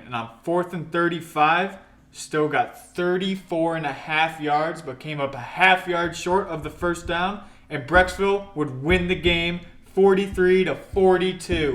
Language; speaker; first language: English; native; English